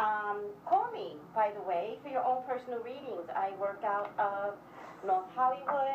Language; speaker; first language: English; native; English